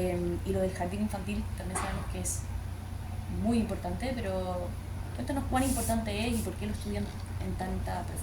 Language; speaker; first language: Spanish; native; Spanish